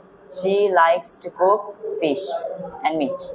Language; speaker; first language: English; non-native, learner; Bangla